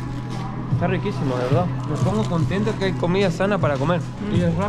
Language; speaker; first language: Spanish; native; Spanish